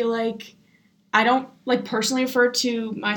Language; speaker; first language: English; native; English